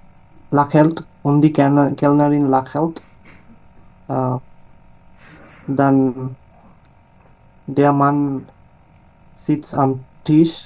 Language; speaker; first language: German; non-native, learner; Bangla